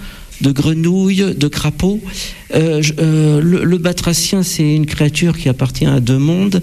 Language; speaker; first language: French; native; French